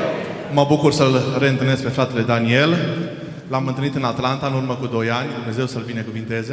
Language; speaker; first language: Romanian; non-native, fluent; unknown